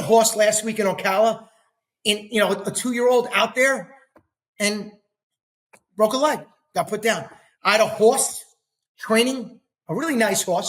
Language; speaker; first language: English; native; English